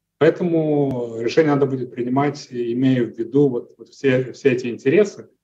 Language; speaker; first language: Russian; non-native, local second language; Romanian